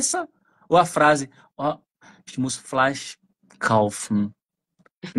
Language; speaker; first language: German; non-native, fluent; Portuguese